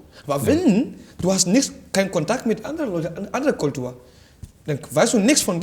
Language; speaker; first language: German; non-native, fluent; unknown